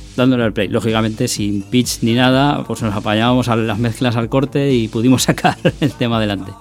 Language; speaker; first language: Spanish; native; Spanish